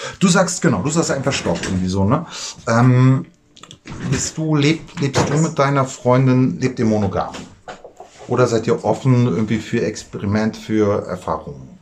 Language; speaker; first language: German; native; German